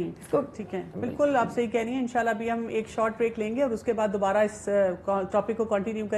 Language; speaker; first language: Hindi; native; Hindi